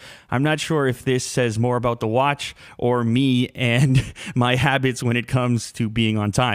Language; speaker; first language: English; native; English